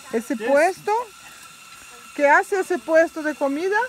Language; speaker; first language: Spanish; non-native, learner; Portuguese